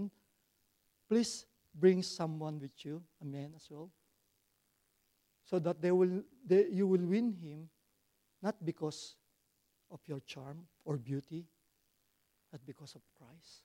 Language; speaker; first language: English; non-native, local second language; Filipino